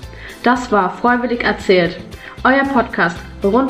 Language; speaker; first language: German; native; German